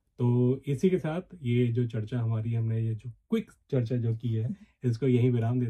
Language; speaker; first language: Hindi; native; Hindi